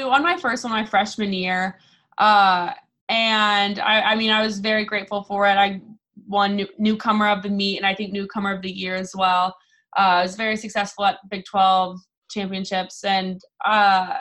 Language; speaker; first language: English; native; English